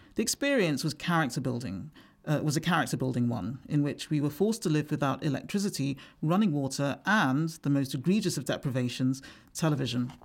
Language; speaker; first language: English; native; English